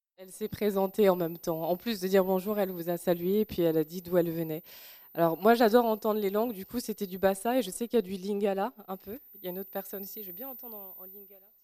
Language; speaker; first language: French; native; French